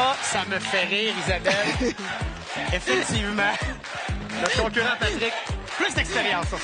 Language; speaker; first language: French; native; French